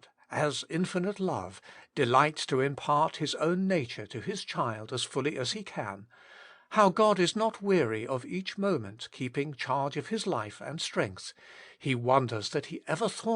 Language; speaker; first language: English; native; English